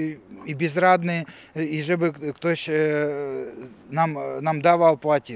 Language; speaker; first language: Polish; early bilingual, heritage; Ukrainian